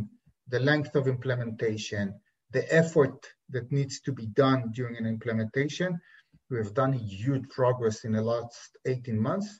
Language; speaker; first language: English; non-native, fluent; Hebrew